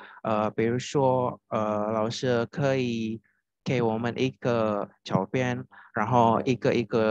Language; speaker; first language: Chinese; non-native, fluent; Indonesian